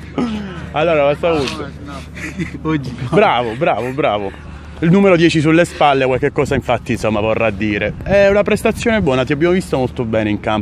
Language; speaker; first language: Italian; native; Italian